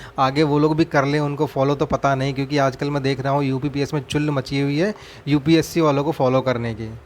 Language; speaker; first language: Hindi; native; Hindi